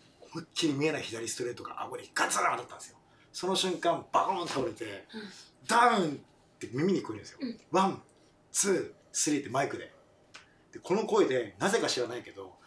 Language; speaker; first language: Japanese; non-native, fluent; French